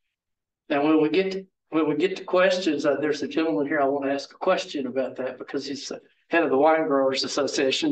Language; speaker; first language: English; native; English